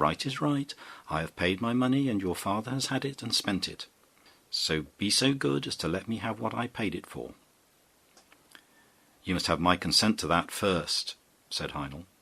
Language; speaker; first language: English; native; English